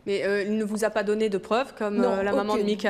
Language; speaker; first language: French; native; French